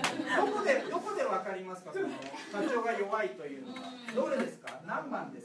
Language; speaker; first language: Japanese; native; Japanese